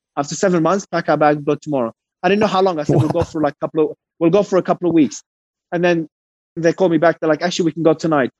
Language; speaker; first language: English; early bilingual, other home language; Arabic